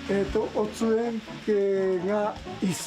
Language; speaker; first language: Japanese; native; Japanese